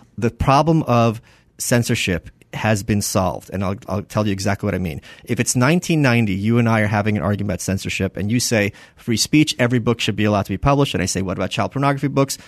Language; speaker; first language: English; early bilingual, other home language; Russian